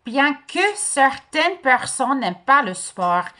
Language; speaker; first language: French; non-native, fluent; English